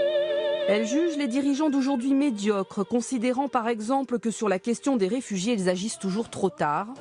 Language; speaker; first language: French; native; French